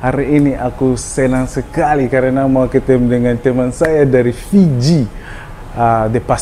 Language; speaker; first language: Indonesian; non-native, fluent; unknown